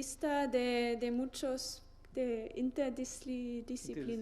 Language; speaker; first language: Spanish; non-native, learner; German